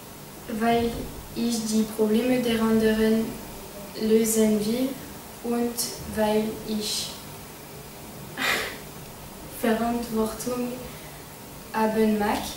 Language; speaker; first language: German; non-native, learner; French